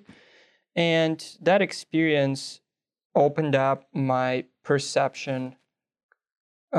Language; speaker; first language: English; non-native, fluent; Russian